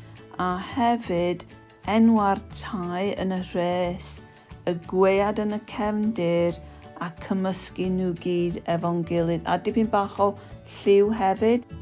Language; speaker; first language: Welsh; non-native, local second language; English